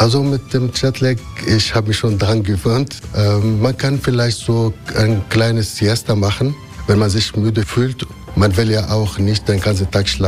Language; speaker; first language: German; non-native, fluent; Arabic